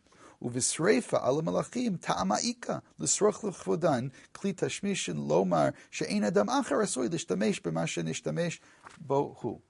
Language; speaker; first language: Hebrew; non-native, fluent; English